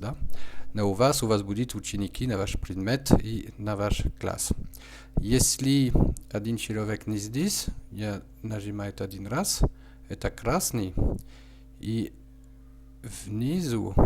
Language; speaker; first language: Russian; non-native, learner; French